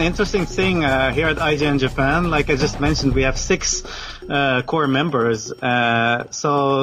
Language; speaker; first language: English; non-native, fluent; Dutch